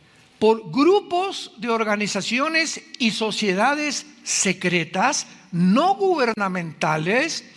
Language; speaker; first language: Spanish; native; Spanish